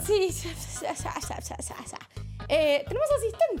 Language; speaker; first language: Spanish; native; Spanish